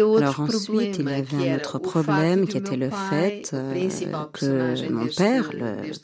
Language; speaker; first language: French; non-native, fluent; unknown